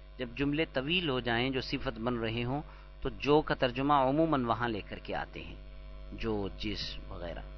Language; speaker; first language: Urdu; native; Urdu